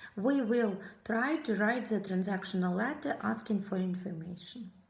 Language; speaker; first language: English; non-native, fluent; Ukrainian